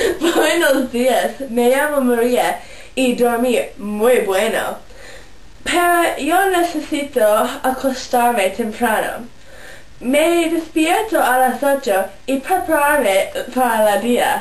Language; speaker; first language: Spanish; non-native, learner; English